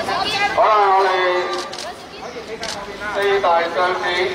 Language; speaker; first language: Chinese; native; Chinese